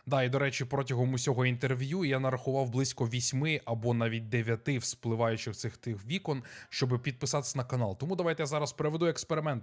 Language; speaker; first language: Ukrainian; native; Ukrainian